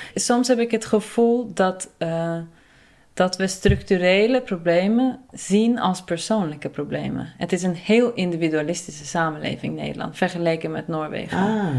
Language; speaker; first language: Dutch; non-native, fluent; Norwegian